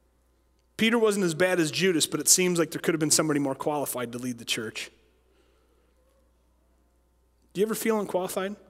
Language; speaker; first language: English; native; English